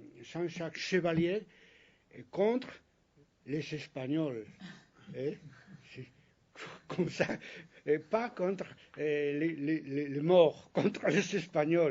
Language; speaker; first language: French; non-native, fluent; Spanish